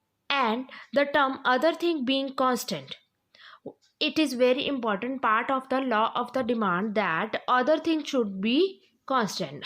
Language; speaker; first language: English; non-native, local second language; Hindi